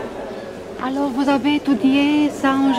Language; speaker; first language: French; non-native, learner; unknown